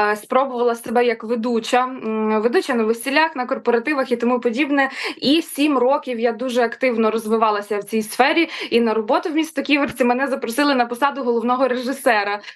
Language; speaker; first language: Ukrainian; native; Ukrainian